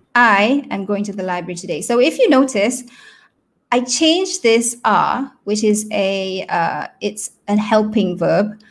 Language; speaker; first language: English; non-native, local second language; Malay